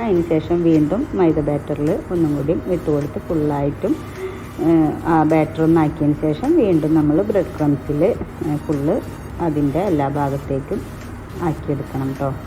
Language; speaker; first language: Malayalam; native; Malayalam